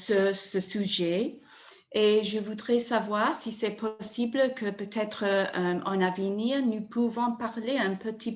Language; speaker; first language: French; non-native, learner; English